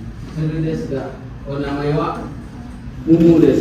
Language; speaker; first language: Japanese; non-native, learner; Indonesian